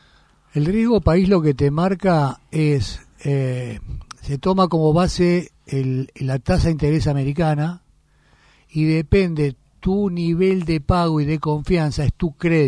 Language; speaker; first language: Spanish; native; Spanish